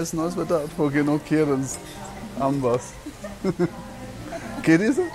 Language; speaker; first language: Spanish; non-native, learner; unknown